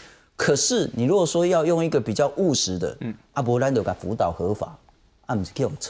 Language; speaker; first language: Chinese; native; Chinese